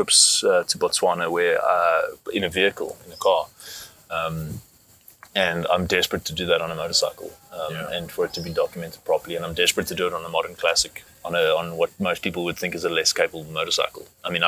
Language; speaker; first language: English; native; English